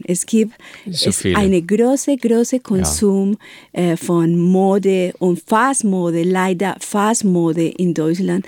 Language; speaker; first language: German; non-native, learner; Spanish